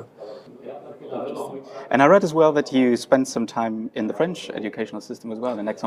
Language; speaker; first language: English; non-native, fluent; German